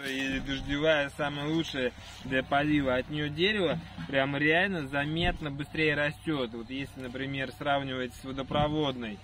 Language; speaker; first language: Russian; native; Russian